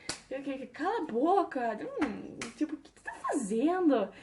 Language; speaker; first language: Portuguese; native; Portuguese